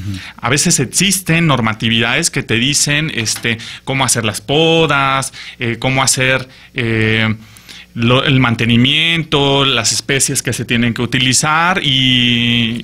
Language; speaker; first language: Spanish; native; Spanish